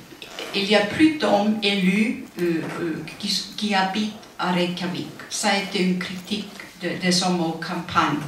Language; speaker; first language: French; non-native, learner; Icelandic